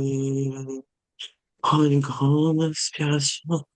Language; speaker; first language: French; native; French